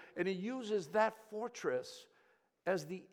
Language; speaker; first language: English; early bilingual, other home language; Greek